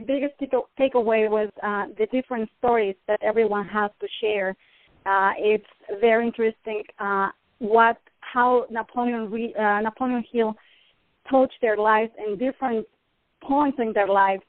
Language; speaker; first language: English; non-native, fluent; Spanish